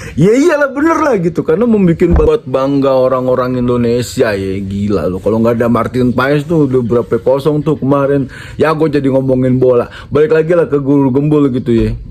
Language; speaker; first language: Indonesian; native; Indonesian